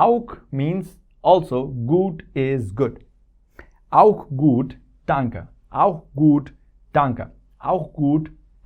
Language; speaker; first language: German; non-native, fluent; Hindi